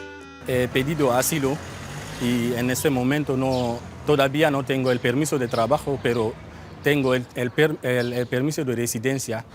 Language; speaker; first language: Spanish; non-native, learner; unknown